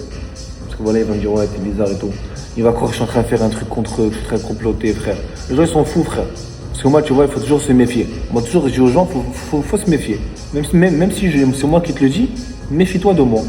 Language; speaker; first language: French; non-native, local second language; Arabic